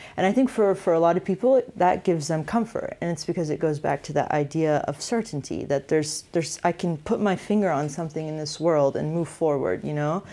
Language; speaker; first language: English; native; English